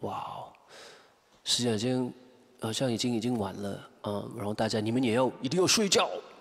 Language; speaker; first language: Chinese; non-native, fluent; English